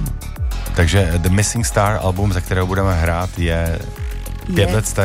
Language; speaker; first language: Czech; native; Czech